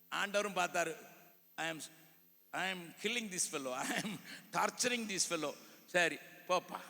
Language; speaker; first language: Tamil; native; Tamil